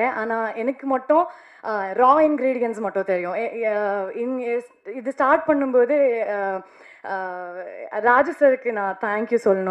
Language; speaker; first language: Tamil; non-native, learner; Kannada